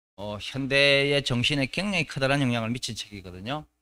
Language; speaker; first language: Korean; native; Korean